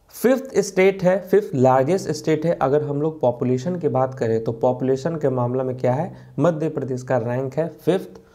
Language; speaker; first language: Hindi; native; Hindi